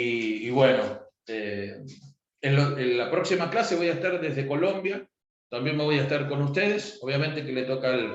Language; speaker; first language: Spanish; native; Spanish